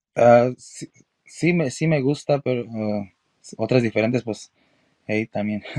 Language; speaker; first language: Spanish; early bilingual, heritage; Spanish